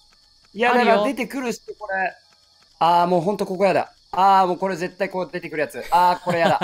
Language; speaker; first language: Japanese; native; Japanese